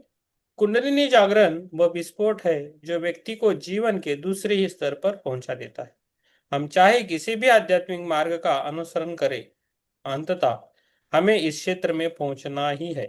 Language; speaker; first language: Hindi; native; Hindi